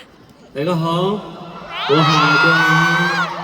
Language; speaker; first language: Chinese; non-native, learner; Korean